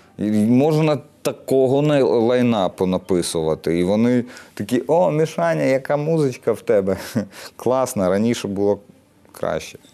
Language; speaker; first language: Ukrainian; non-native, local second language; Russian